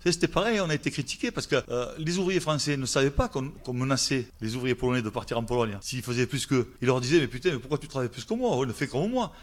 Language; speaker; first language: French; native; French